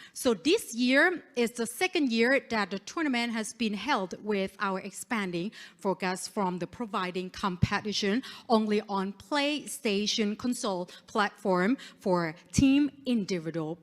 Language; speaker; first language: English; non-native, fluent; Thai